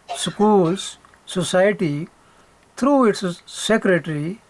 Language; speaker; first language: English; non-native, local second language; Punjabi